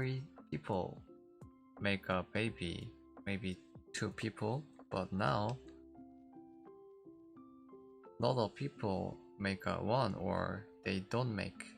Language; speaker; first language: English; non-native, learner; Korean